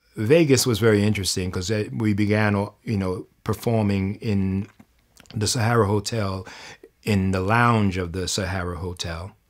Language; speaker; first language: English; native; English